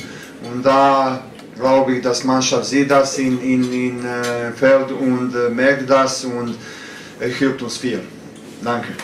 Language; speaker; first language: German; non-native, learner; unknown